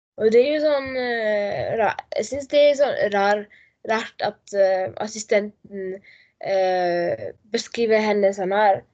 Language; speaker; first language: Norwegian; non-native, learner; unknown